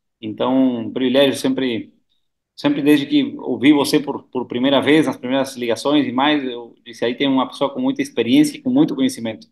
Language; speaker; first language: Portuguese; non-native, fluent; Spanish